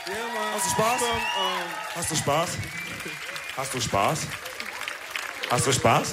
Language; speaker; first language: German; early bilingual, other home language; Wolof